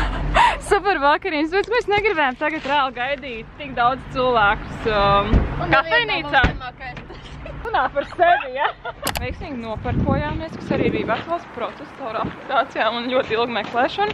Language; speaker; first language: Latvian; native; Latvian